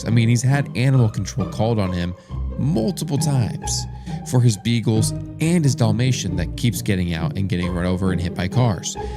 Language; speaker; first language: English; native; English